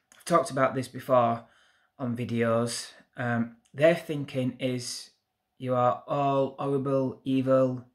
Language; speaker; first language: English; native; English